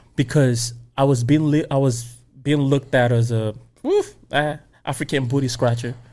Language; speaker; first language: English; non-native, local second language; Igbo